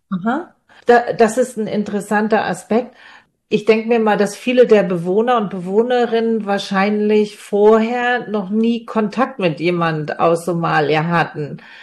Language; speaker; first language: German; native; German